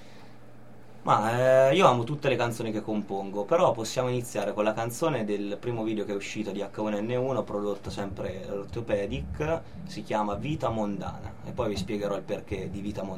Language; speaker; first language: Italian; native; Italian